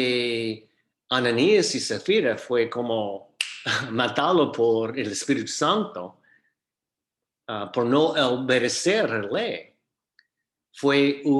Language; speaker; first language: Spanish; non-native, fluent; English